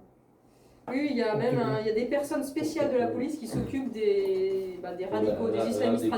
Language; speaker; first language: French; native; French